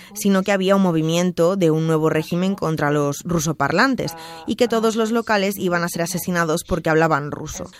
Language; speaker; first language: Spanish; non-native, fluent; Russian